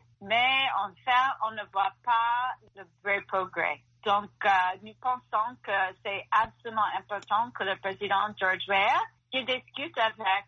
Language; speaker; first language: French; non-native, fluent; English